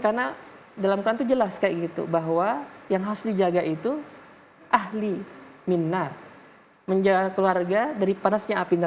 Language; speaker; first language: Indonesian; native; Indonesian